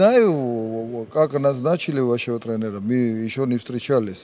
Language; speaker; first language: Russian; non-native, fluent; Georgian